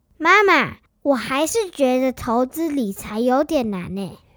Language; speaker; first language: Chinese; native; Chinese